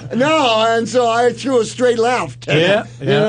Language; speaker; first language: English; native; English